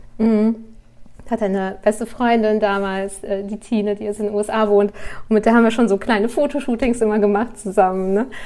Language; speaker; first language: German; early bilingual, other home language; Russian